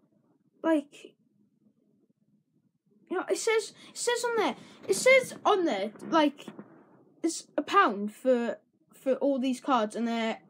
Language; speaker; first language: English; native; English